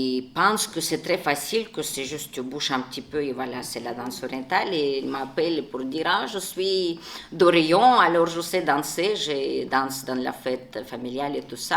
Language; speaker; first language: French; non-native, fluent; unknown